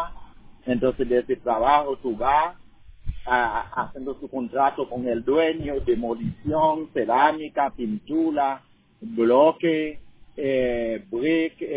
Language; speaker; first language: Spanish; non-native, learner; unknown